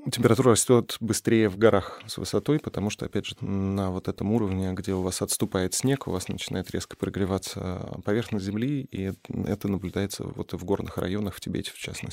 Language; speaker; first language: Russian; native; Russian